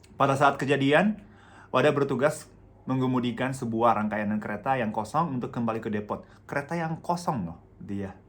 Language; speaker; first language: Indonesian; non-native, fluent; Japanese